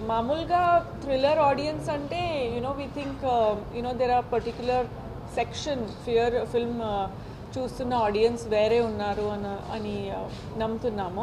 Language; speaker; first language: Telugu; non-native, fluent; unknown